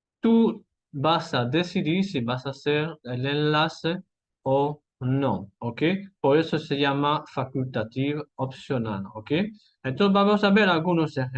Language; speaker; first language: Spanish; non-native, fluent; French